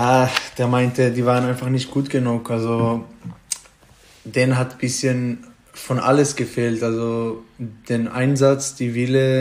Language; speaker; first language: German; non-native, fluent; Hebrew